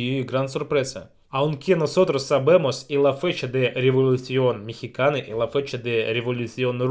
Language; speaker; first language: Spanish; non-native, learner; Russian